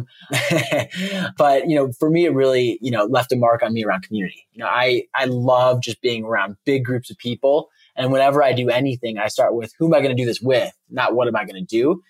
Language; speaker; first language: English; native; English